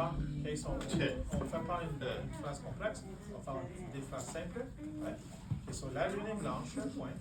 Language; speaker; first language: French; non-native, local second language; English